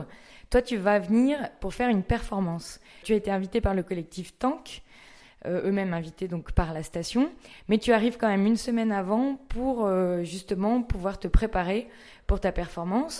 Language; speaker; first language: French; native; French